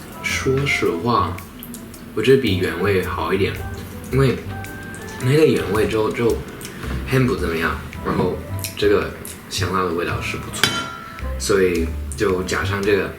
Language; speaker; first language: Chinese; non-native, fluent; English